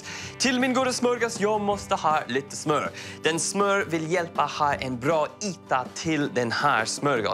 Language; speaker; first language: Swedish; non-native, learner; English